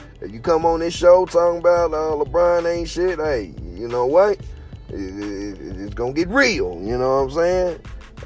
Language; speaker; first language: English; native; English